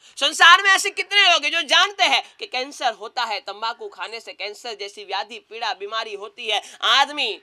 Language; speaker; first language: Hindi; non-native, local second language; Gujarati